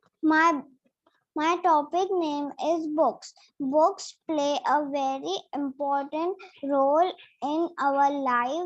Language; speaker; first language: English; non-native, learner; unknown